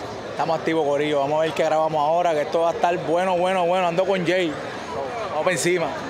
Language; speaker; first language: Spanish; native; Spanish